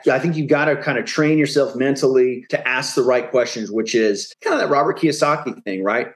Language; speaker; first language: English; native; English